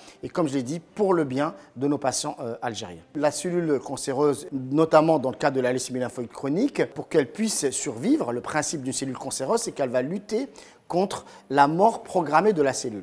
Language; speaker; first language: French; non-native, local second language; Arabic